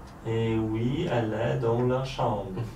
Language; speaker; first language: French; non-native, learner; Polish